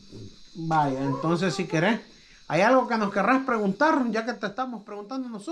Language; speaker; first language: Spanish; native; Spanish